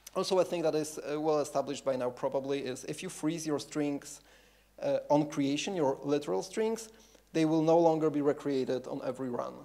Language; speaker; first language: English; non-native, fluent; Polish